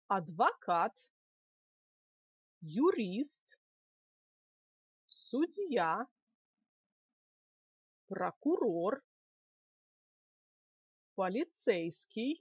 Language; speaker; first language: Russian; non-native, fluent; Polish